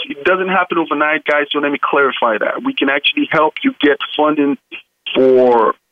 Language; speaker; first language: English; non-native, local second language; Yoruba